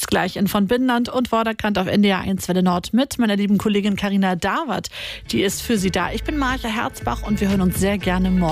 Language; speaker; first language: German; native; German